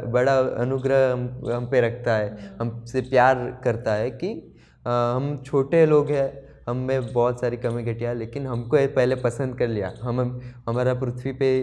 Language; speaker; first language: Hindi; non-native, local second language; Gujarati